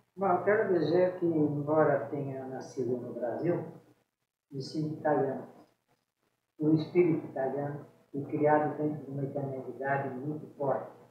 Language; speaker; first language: Portuguese; native; Portuguese